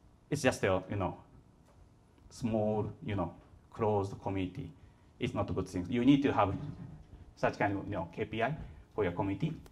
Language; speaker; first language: English; non-native, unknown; Japanese